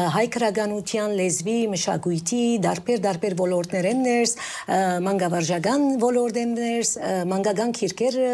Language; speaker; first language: Armenian; early bilingual, heritage; Armenian